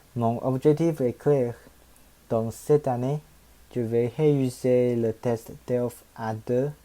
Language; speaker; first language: French; non-native, learner; Chinese